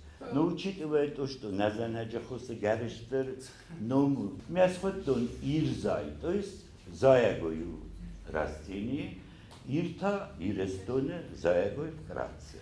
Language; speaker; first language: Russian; non-native, local second language; Ossetic